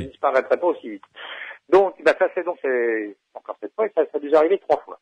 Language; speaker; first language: French; native; French